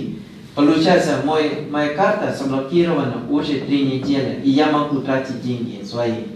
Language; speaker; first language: Russian; non-native, fluent; Thai